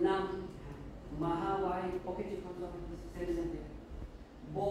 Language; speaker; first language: Vietnamese; non-native, learner; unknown